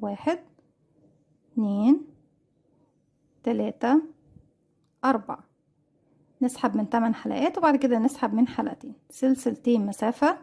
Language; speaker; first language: Arabic; native; Arabic